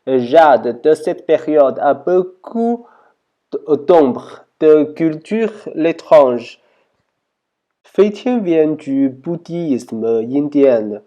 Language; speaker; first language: French; non-native, learner; Chinese